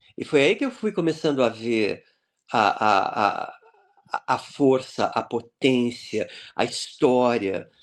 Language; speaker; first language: Portuguese; native; Portuguese